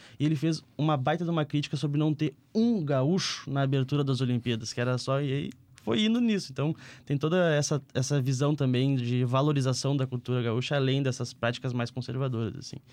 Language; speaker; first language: Portuguese; native; Portuguese